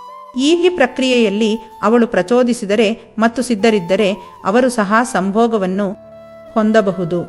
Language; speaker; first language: Kannada; native; Kannada